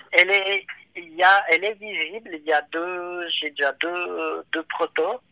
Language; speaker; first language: French; native; French